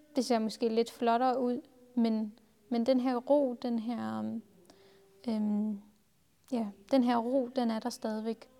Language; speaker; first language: Danish; early bilingual, other home language; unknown